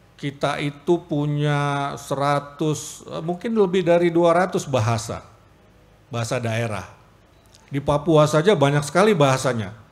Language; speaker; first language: Indonesian; native; Indonesian